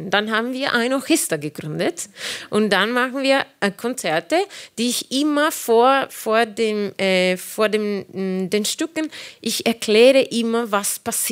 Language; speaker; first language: German; non-native, fluent; Spanish